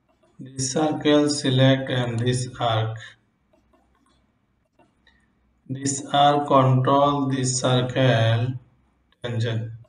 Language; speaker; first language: English; non-native, local second language; Bangla